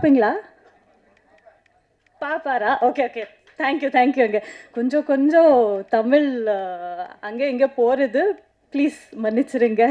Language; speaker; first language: Tamil; non-native, learner; Kannada